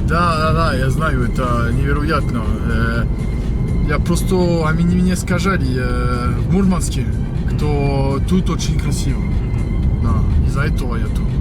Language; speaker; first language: Russian; non-native, learner; French